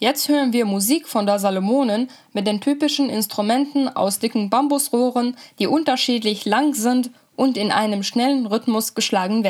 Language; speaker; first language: German; native; German